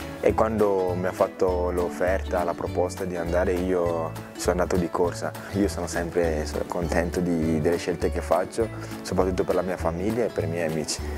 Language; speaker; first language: Italian; early bilingual, other home language; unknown